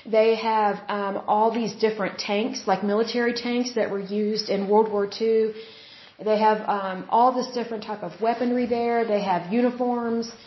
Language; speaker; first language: English; native; English